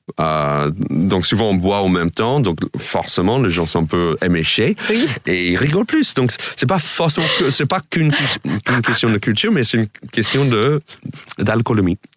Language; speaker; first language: French; non-native, fluent; English